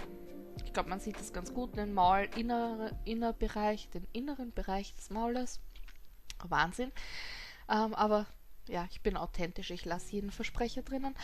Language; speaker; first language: German; native; German